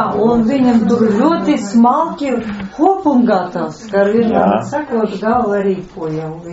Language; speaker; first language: Latvian; non-native, local second language; Russian